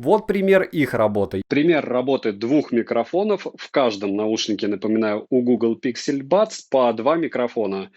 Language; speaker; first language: Russian; native; Russian